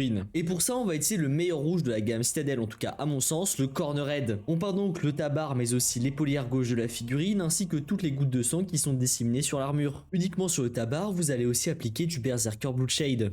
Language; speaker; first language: French; native; French